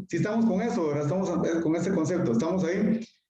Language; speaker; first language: Spanish; native; Spanish